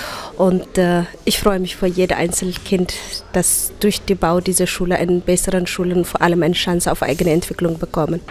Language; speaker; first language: German; non-native, fluent; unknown